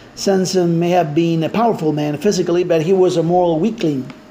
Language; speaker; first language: English; non-native, fluent; Spanish